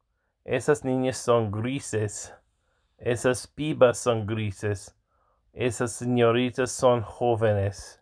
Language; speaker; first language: Spanish; non-native, learner; English